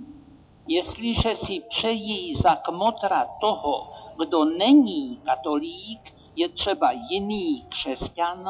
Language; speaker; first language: Czech; native; Czech